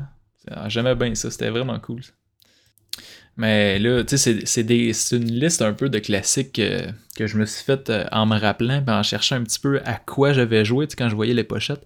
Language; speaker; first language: French; native; French